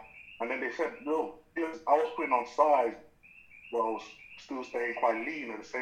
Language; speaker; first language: English; non-native, local second language; Yoruba